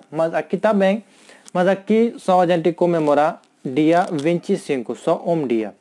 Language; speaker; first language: Portuguese; non-native, learner; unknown